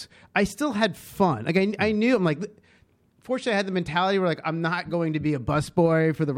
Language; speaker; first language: English; native; English